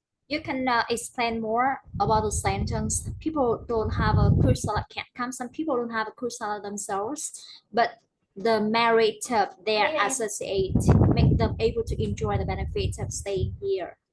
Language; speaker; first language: English; non-native, learner; Vietnamese